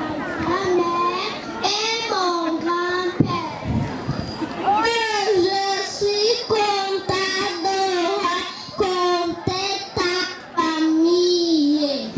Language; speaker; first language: French; non-native, learner; Kinyarwanda